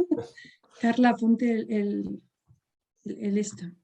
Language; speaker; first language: Spanish; native; Spanish